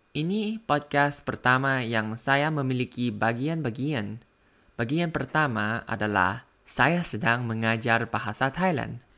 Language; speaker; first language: Indonesian; non-native, learner; Thai